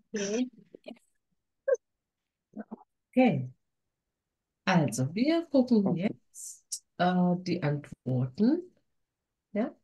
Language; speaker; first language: German; non-native, fluent; Sinhala